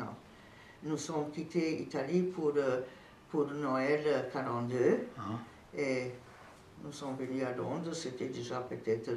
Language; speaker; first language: French; non-native, fluent; Serbian